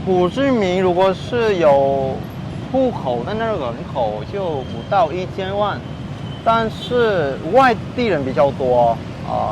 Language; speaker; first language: Chinese; non-native, fluent; Vietnamese